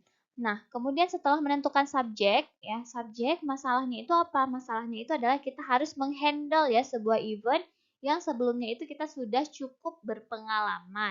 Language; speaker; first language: Indonesian; native; Indonesian